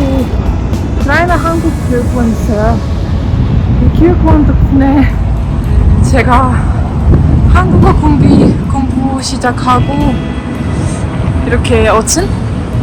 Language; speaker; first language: Korean; non-native, learner; Ukrainian